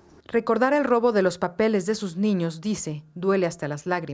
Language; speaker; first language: Spanish; native; Spanish